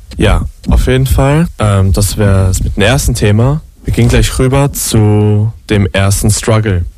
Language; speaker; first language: German; native; German